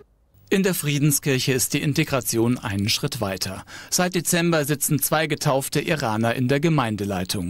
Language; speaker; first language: German; native; German